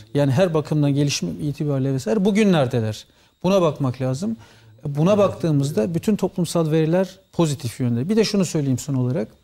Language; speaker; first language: Turkish; early bilingual, heritage; Turkish